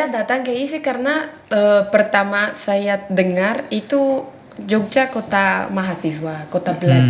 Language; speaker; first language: Indonesian; non-native, fluent; Spanish